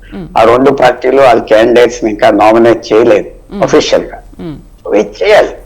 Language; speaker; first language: Telugu; native; Telugu